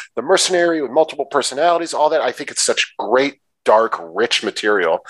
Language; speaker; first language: English; native; English